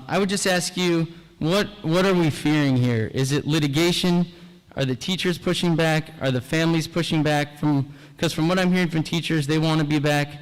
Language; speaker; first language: English; native; English